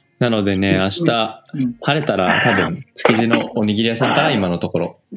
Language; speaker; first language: Japanese; native; Japanese